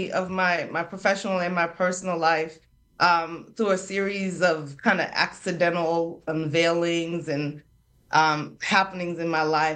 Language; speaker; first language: English; non-native, local second language; Krio